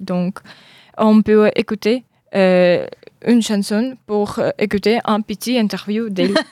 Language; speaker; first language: French; non-native, learner; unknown